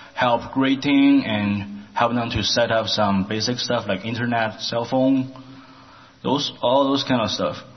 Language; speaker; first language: English; non-native, learner; Chinese